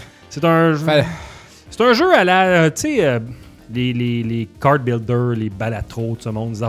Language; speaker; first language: French; native; French